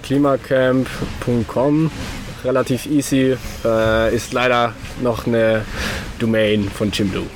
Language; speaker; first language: German; native; German